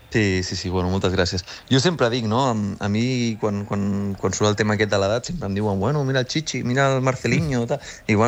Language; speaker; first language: Catalan; native; Catalan